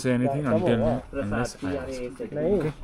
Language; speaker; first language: English; non-native, local second language; Hindi